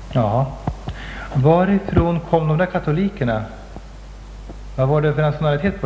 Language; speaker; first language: Swedish; native; Swedish